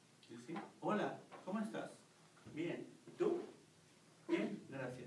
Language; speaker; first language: Spanish; native; Spanish